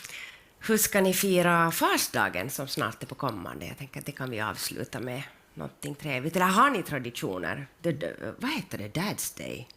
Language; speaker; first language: Swedish; native; Swedish